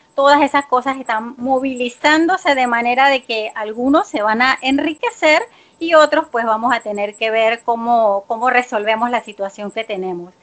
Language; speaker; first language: Spanish; native; Spanish